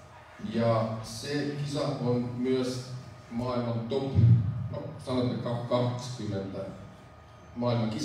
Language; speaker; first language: Finnish; non-native, fluent; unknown